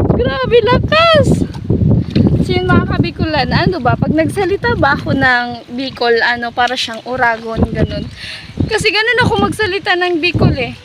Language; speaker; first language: Filipino; non-native, local second language; Bikol